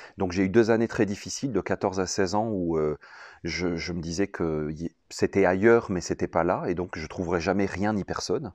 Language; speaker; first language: French; native; French